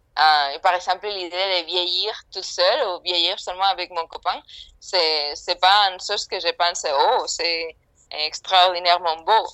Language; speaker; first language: French; non-native, fluent; Spanish